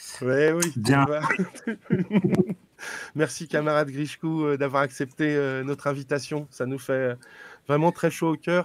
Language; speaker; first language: French; native; French